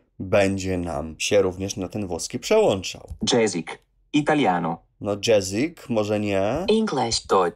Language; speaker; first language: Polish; native; Polish